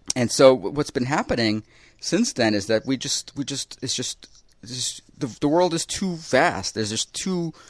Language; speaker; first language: English; early bilingual, other home language; Russian